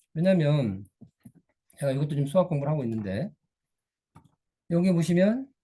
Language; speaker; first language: Korean; native; Korean